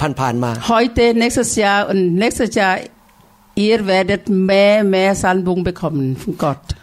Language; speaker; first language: German; non-native, learner; Thai